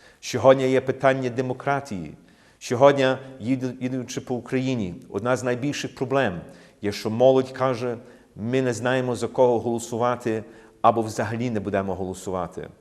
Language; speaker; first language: Ukrainian; early bilingual, heritage; Ukrainian